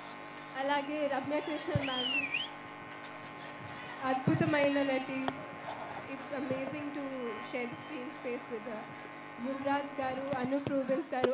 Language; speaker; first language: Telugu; non-native, fluent; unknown